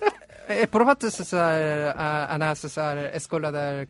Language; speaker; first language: Catalan; non-native, learner; Korean